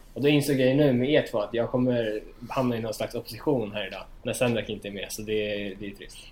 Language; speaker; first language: Swedish; native; Swedish